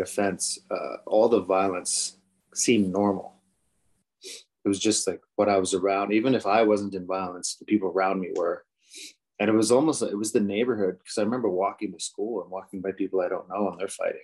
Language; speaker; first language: English; native; English